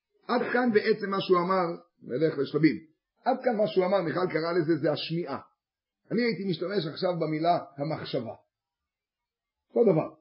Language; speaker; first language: Hebrew; native; Hebrew